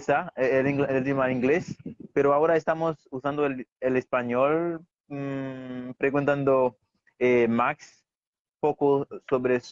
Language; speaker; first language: Spanish; non-native, fluent; Haitian Creole